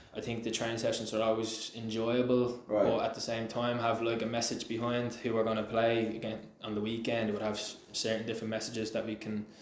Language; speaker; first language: English; native; English